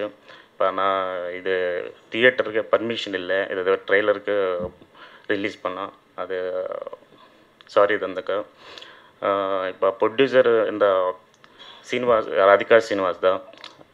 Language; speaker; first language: Tamil; non-native, learner; Telugu